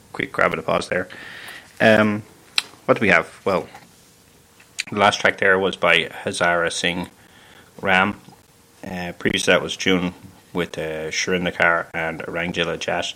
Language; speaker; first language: English; native; English